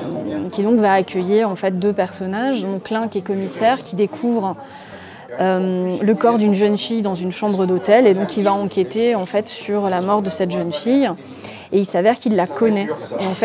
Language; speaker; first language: French; native; French